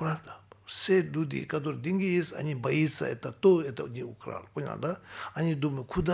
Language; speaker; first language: Russian; non-native, learner; Tibetan